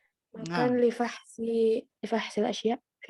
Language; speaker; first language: Arabic; non-native, learner; Indonesian